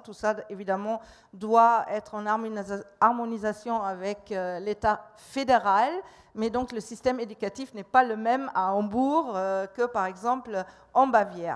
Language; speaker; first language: French; non-native, fluent; German